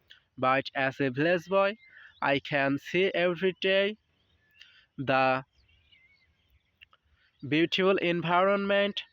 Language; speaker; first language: English; non-native, learner; Bangla